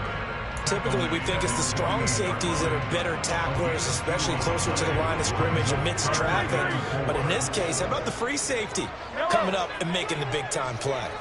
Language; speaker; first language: English; native; English